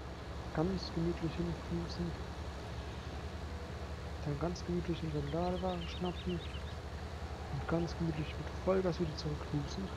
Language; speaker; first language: German; native; German